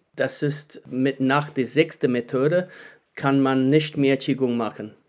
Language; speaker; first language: German; non-native, learner; English